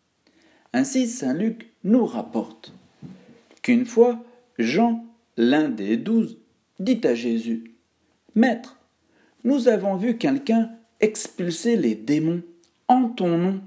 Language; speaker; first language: French; native; French